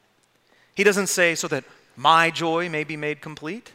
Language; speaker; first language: English; native; English